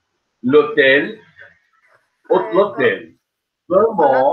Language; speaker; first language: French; non-native, learner; Portuguese